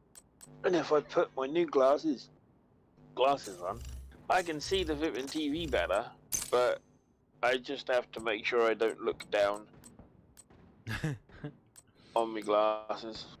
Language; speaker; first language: English; native; English